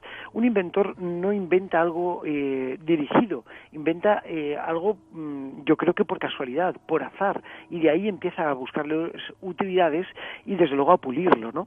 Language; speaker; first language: Spanish; native; Spanish